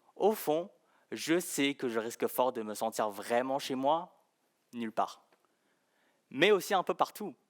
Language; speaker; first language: French; early bilingual, other home language; Chinese